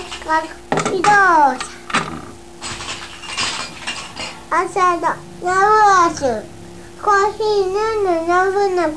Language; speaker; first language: Japanese; native; Japanese